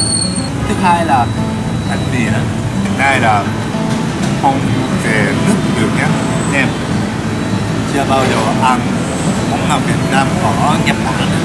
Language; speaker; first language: Vietnamese; non-native, learner; Japanese